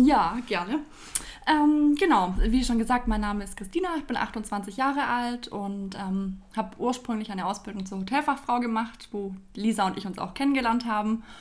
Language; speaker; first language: German; native; German